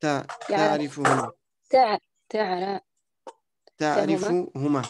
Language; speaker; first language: Arabic; non-native, fluent; French